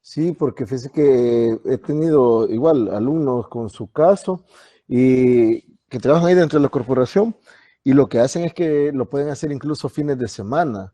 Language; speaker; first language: Spanish; native; Spanish